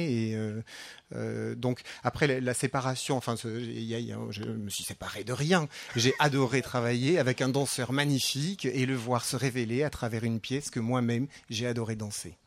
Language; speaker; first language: French; native; French